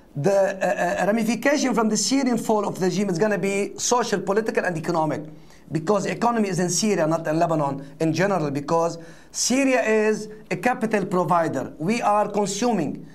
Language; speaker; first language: English; non-native, fluent; Arabic